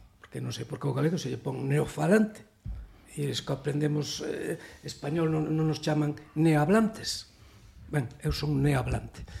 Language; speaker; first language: Galician; native; Galician